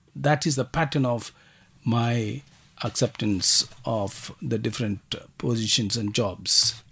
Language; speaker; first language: English; non-native, local second language; Tamil